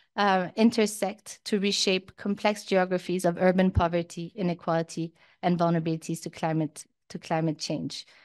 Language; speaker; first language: English; early bilingual, other home language; Persian